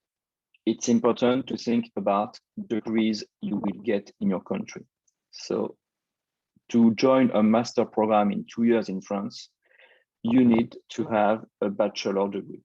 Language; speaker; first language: English; non-native, fluent; French